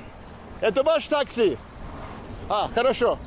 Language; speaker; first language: Russian; non-native, learner; English